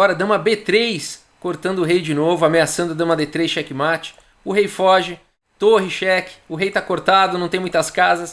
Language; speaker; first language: Portuguese; native; Portuguese